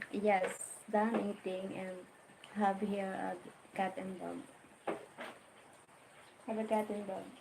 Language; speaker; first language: English; non-native, learner; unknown